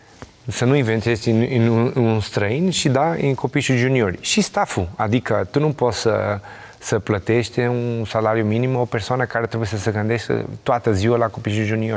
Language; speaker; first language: Romanian; non-native, learner; Portuguese